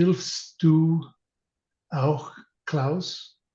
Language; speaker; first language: German; non-native, learner; English